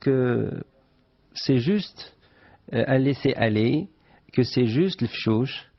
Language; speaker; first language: French; non-native, local second language; Arabic